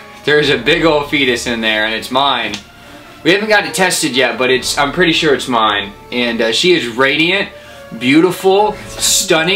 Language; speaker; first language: English; native; English